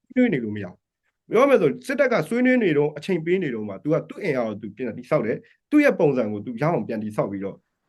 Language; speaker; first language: Burmese; native; Burmese